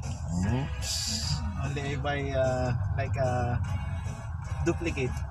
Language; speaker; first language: English; non-native, learner; German